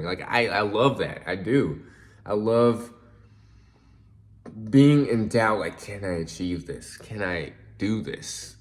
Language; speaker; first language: English; native; English